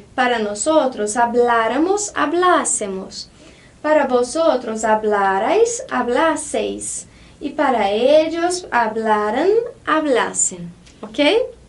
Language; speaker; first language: Spanish; non-native, fluent; Portuguese